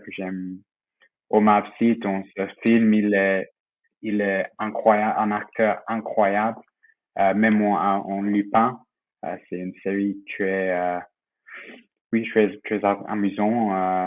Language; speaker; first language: French; non-native, fluent; English